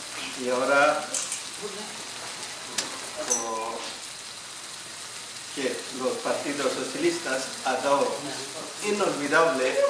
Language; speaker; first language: Spanish; non-native, fluent; Urdu